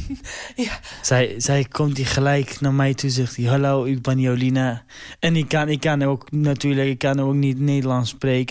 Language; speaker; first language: Dutch; non-native, learner; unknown